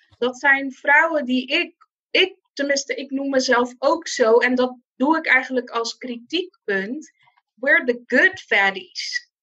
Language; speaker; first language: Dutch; non-native, local second language; Papiamento